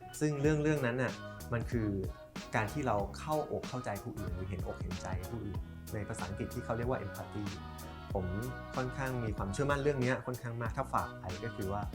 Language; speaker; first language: Thai; native; Thai